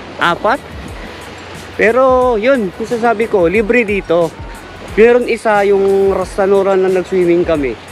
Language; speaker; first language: Filipino; native; Filipino